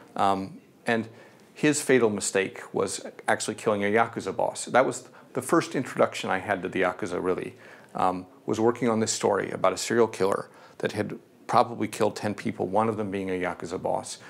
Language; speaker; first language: English; native; English